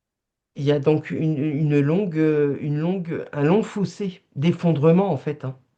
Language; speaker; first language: French; native; French